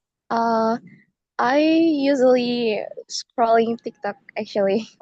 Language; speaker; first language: English; non-native, learner; Indonesian